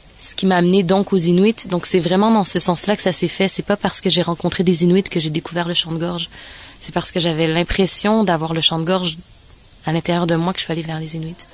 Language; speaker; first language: French; native; French